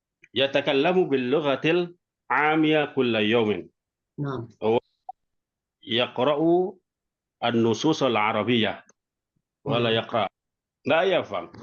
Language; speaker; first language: Arabic; non-native, fluent; Indonesian